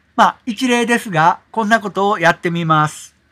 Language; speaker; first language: Japanese; native; Japanese